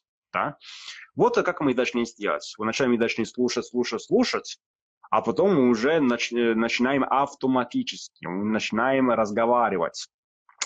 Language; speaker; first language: Russian; non-native, fluent; Italian